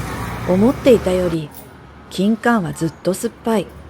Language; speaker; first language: Japanese; native; Japanese